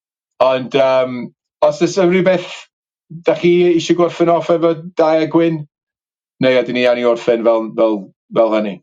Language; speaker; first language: Welsh; native; Welsh